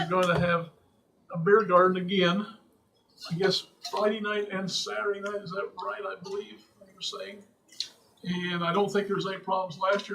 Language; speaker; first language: English; native; English